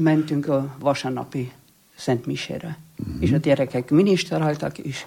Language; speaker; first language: Hungarian; non-native, fluent; German